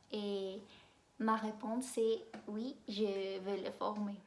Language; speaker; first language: French; non-native, learner; Spanish